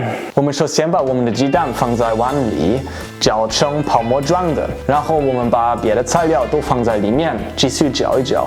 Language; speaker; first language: Chinese; non-native, fluent; German